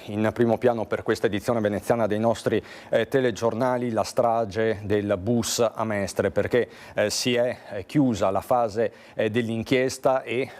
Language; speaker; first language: Italian; native; Italian